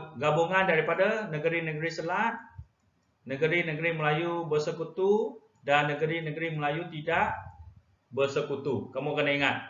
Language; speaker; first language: Malay; non-native, local second language; Chinese